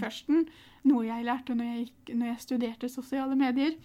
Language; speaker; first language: Norwegian; native; Norwegian